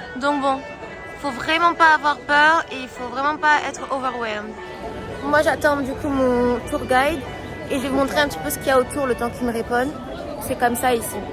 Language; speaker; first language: French; early bilingual, other home language; Arabic